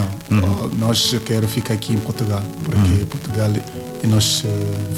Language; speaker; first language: Portuguese; non-native, learner; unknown